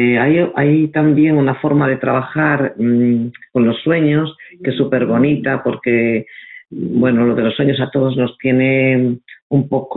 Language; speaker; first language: Spanish; native; Spanish